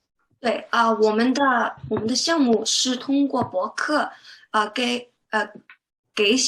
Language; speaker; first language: Chinese; early bilingual, heritage; Chinese